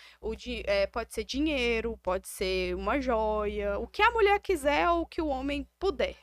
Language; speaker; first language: Portuguese; native; Portuguese